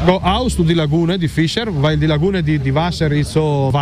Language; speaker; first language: German; non-native, learner; Italian